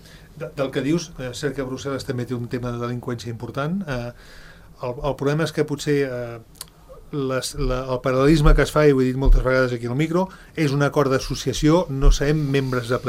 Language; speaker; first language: Catalan; native; Catalan